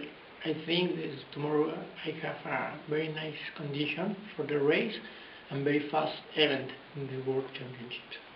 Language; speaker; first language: English; non-native, learner; Spanish